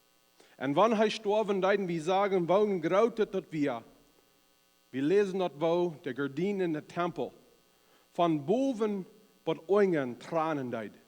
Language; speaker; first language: German; non-native, learner; Plautdietsch